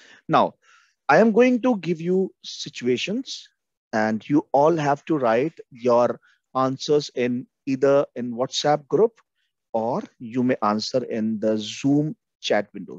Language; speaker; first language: English; non-native, local second language; Hindi